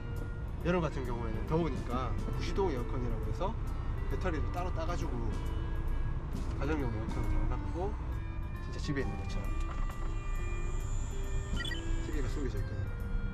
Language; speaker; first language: Korean; native; Korean